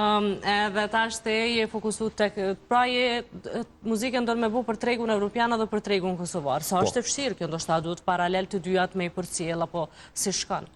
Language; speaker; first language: Albanian; native; Albanian